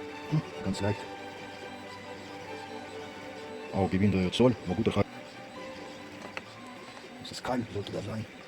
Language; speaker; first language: German; non-native, learner; Russian